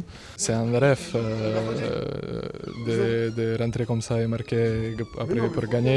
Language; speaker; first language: French; non-native, learner; Slovenian